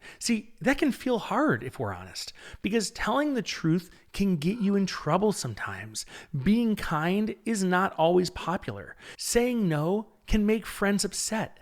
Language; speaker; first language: English; native; English